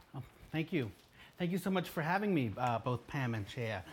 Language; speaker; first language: English; native; English